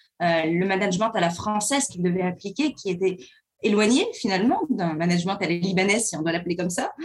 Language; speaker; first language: French; early bilingual, other home language; Arabic